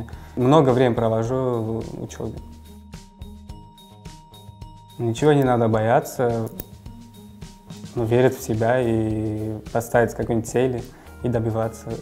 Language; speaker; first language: Russian; non-native, fluent; Uzbek